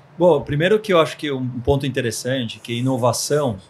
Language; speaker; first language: Portuguese; early bilingual, other home language; Hebrew